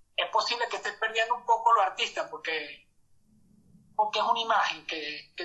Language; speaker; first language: Spanish; native; Spanish